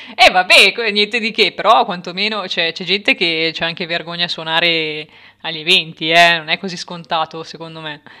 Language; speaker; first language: Italian; native; Italian